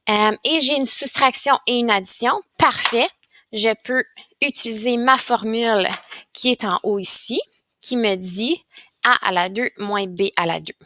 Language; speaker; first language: French; native; French